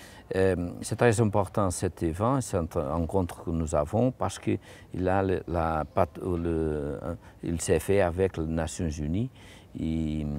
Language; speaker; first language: French; non-native, fluent; Portuguese